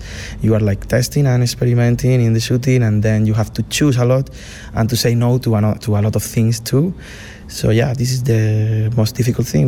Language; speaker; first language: English; non-native, fluent; Spanish